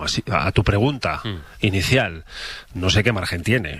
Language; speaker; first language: Spanish; native; Spanish